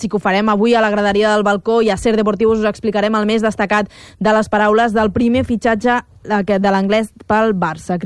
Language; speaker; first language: Catalan; native; Catalan